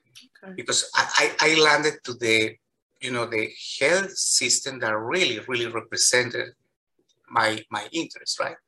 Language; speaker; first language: English; non-native, fluent; Spanish